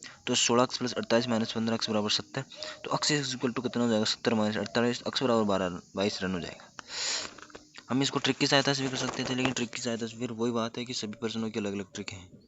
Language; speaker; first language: Hindi; native; Hindi